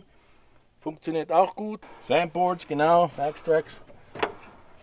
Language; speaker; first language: German; native; German